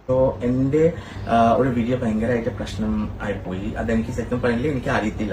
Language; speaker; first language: Malayalam; non-native, fluent; Assamese